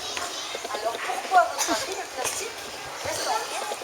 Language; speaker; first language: French; native; French